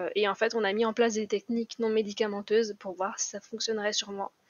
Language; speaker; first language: French; native; French